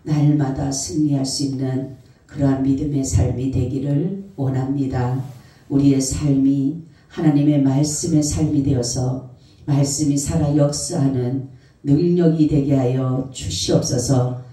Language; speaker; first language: Korean; native; Korean